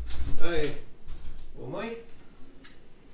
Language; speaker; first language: Portuguese; native; Portuguese